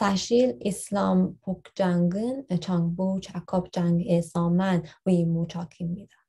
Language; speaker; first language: Korean; non-native, fluent; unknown